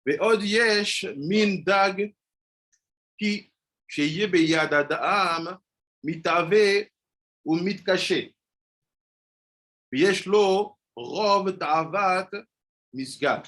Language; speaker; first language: Hebrew; non-native, fluent; French